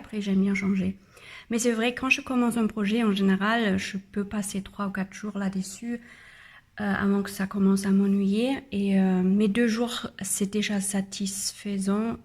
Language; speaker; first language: French; non-native, learner; German